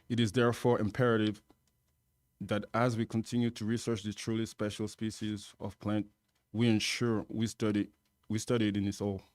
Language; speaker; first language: English; non-native, fluent; French